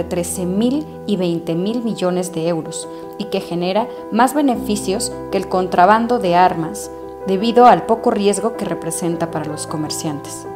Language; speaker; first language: Spanish; native; Spanish